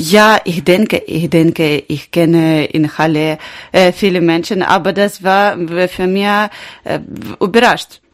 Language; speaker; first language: German; non-native, learner; Ukrainian